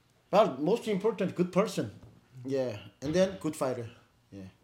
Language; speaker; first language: English; non-native, learner; Korean